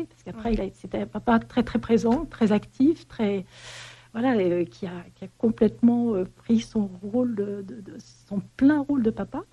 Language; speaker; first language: French; native; French